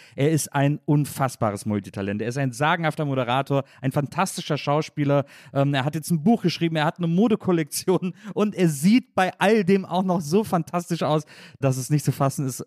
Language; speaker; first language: German; native; German